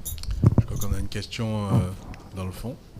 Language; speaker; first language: French; native; French